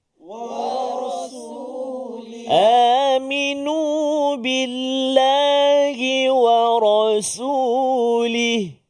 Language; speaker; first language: Malay; native; Malay